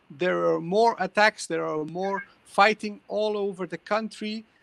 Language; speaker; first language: English; early bilingual, other home language; Persian